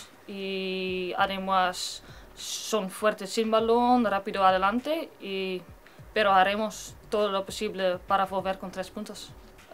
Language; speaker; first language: Spanish; non-native, learner; Dutch